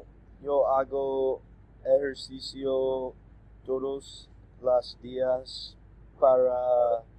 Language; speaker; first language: Spanish; non-native, learner; English